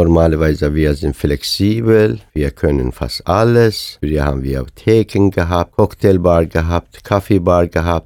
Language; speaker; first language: German; non-native, fluent; Persian